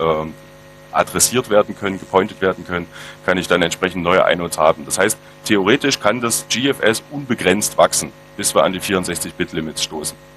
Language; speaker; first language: German; native; German